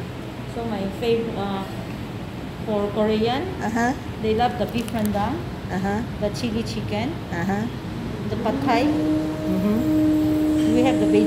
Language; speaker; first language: English; non-native, local second language; Min Nan Chinese